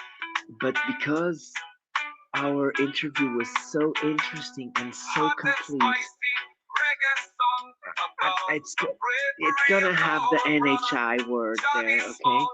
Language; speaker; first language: English; non-native, fluent; Portuguese